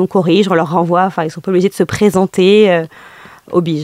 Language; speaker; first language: French; native; French